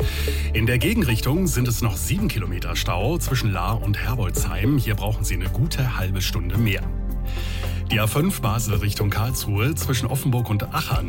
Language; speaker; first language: German; native; German